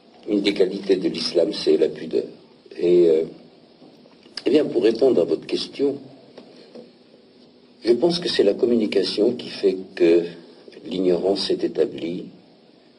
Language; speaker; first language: French; non-native, local second language; Arabic